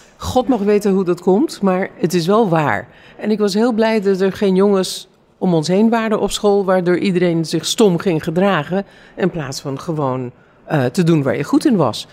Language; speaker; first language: Dutch; non-native, fluent; English